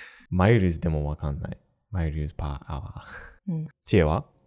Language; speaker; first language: Japanese; non-native, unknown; English